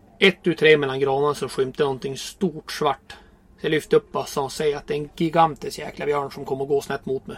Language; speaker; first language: Swedish; native; Swedish